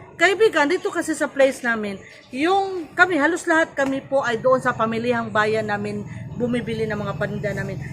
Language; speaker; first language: Filipino; non-native, local second language; Cebuano